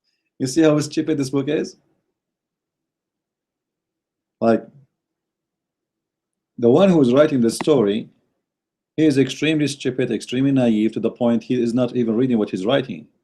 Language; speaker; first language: English; non-native, fluent; Arabic